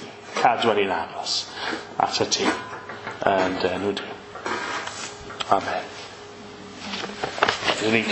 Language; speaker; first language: Welsh; native; Welsh